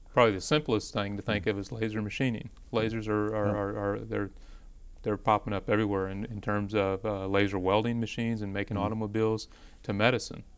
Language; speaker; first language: English; native; English